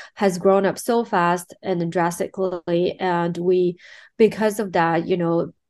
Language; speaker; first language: English; non-native, fluent; Chinese